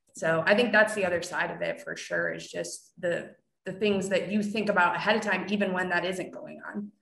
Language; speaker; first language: English; native; English